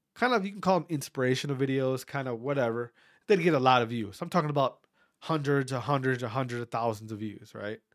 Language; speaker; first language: English; native; English